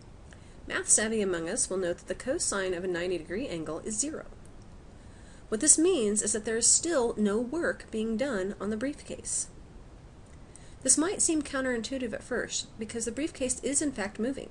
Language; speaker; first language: English; native; English